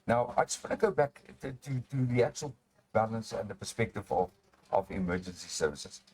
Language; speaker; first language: English; non-native, local second language; Afrikaans